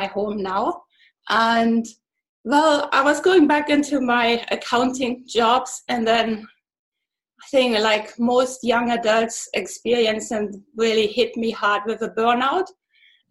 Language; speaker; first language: English; non-native, fluent; German